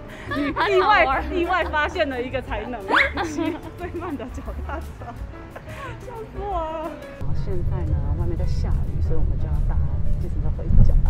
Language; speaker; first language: Chinese; native; Chinese